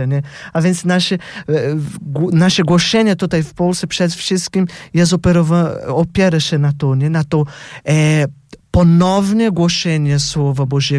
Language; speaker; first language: Polish; non-native, fluent; Portuguese